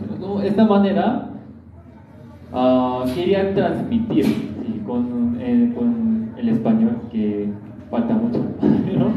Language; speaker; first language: Spanish; non-native, learner; Korean